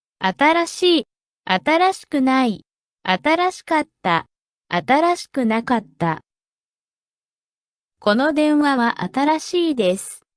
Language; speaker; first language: Japanese; non-native, fluent; Korean